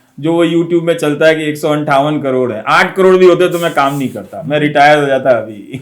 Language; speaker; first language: Hindi; non-native, local second language; Bhojpuri